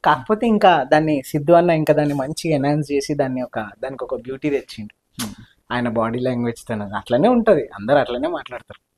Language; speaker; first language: Telugu; native; Telugu